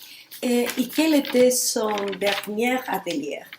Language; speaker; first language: French; non-native, learner; Spanish